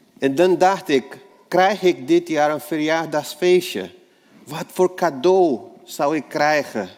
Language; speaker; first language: Dutch; non-native, fluent; Portuguese